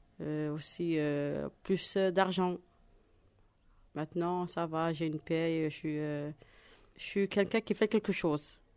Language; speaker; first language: French; non-native, learner; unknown